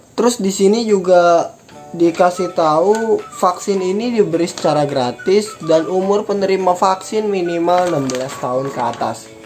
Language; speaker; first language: Indonesian; native; Indonesian